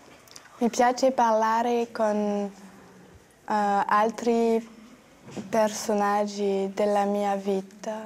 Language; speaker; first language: Italian; non-native, learner; French